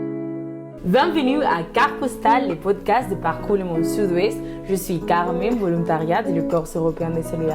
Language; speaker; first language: French; non-native, learner; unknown